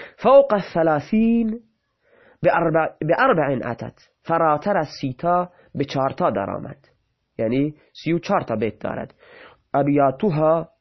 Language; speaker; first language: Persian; non-native, local second language; Baluchi